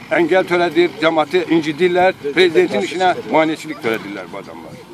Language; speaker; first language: Azerbaijani; non-native, local second language; Lezghian